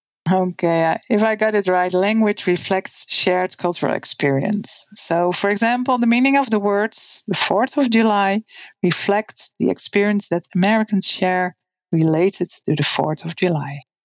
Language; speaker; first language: English; non-native, fluent; Dutch